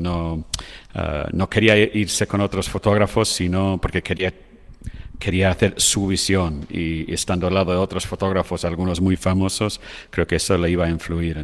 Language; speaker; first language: Spanish; non-native, fluent; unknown